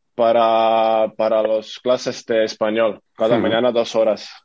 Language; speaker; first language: Spanish; non-native, fluent; Estonian